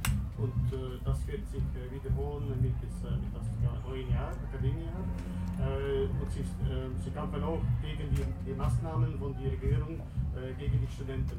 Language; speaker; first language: German; non-native, learner; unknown